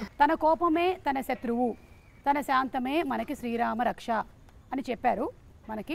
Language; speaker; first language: Telugu; native; Telugu